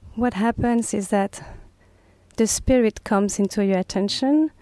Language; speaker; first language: English; non-native, fluent; French